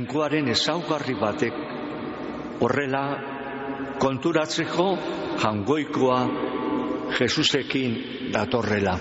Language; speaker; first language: Basque; native; Basque